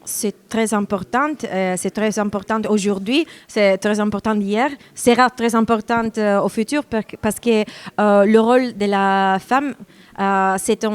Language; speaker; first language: French; non-native, learner; Italian